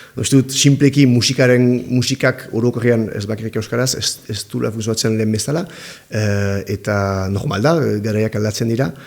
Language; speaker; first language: Basque; native; Basque